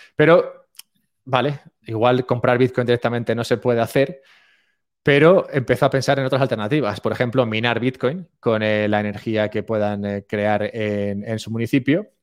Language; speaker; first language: Spanish; native; Spanish